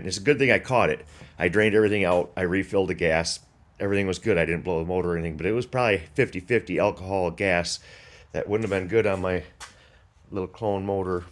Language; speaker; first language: English; native; English